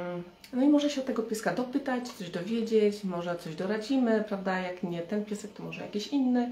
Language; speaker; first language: Polish; native; Polish